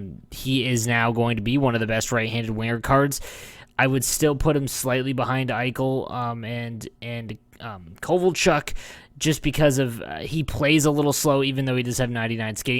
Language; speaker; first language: English; native; English